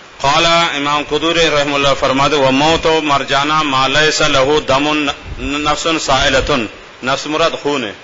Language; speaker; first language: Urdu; non-native, local second language; Baluchi